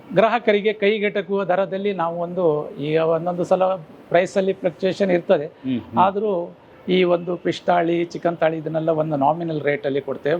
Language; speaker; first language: Kannada; native; Kannada